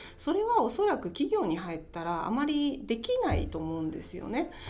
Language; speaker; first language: Japanese; non-native, fluent; Chinese